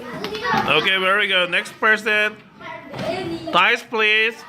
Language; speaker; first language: English; non-native, fluent; Korean